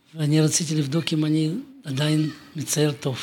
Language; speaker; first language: Hebrew; non-native, fluent; Russian